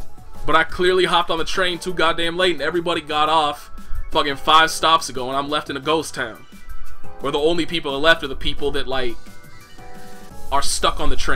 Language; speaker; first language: English; native; English